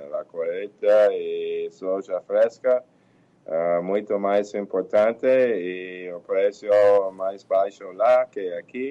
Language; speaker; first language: Portuguese; non-native, fluent; English